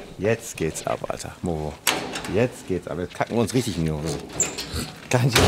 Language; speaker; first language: German; native; German